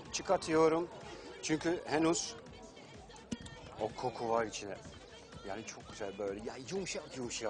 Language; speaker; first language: Turkish; non-native, fluent; Dutch